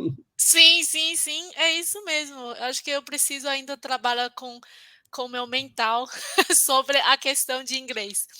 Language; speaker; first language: Portuguese; non-native, fluent; Chinese